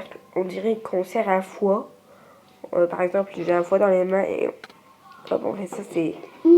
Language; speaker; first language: French; native; French